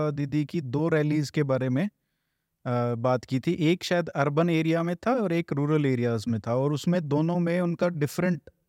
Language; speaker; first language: Hindi; native; Hindi